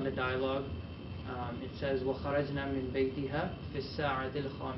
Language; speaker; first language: Arabic; non-native, fluent; English